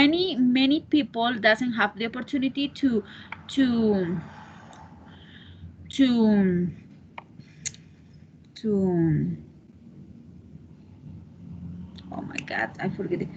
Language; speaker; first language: English; non-native, learner; Spanish